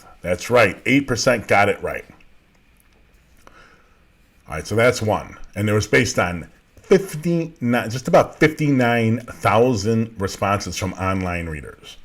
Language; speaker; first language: English; native; English